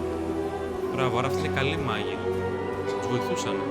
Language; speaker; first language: Greek; native; Greek